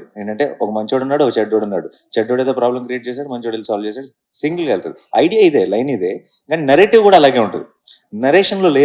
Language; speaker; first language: Telugu; native; Telugu